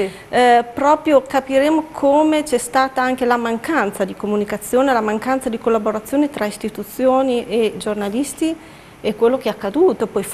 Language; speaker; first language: Italian; native; Italian